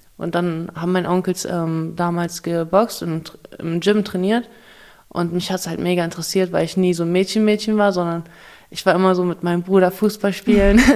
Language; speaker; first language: German; early bilingual, other home language; Russian